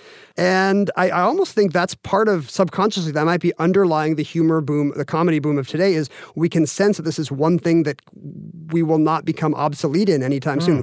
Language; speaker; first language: English; native; English